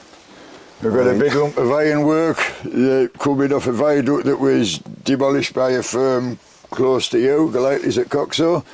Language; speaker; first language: English; native; English